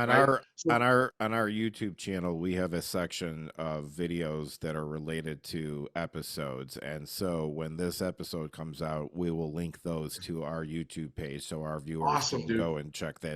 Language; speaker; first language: English; native; English